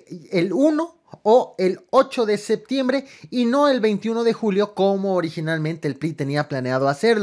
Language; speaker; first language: Spanish; native; Spanish